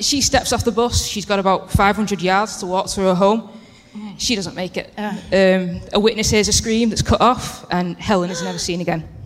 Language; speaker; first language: English; native; English